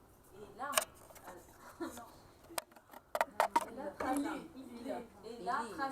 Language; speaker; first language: French; non-native, learner; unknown